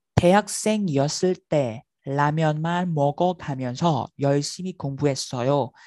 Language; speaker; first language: Korean; non-native, fluent; Vietnamese